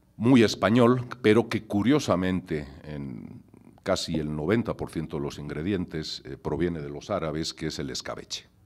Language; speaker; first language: Spanish; native; Spanish